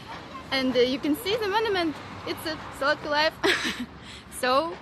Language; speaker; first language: English; non-native, learner; Russian